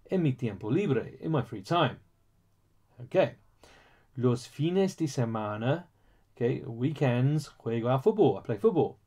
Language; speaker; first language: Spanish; non-native, learner; English